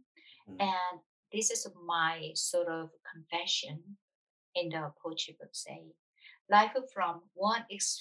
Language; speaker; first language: English; non-native, fluent; Korean